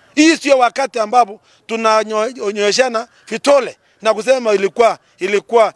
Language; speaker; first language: Swahili; non-native, local second language; Kalenjin